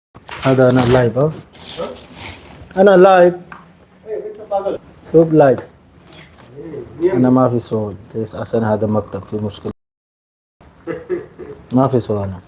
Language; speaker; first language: Arabic; non-native, learner; Manipuri